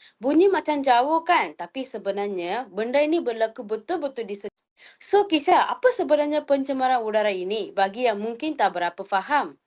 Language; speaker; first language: Malay; non-native, local second language; Tamil